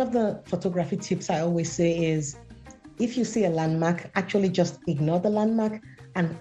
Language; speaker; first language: English; non-native, local second language; Yoruba